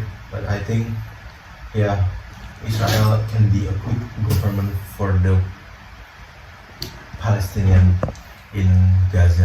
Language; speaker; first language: English; non-native, learner; Indonesian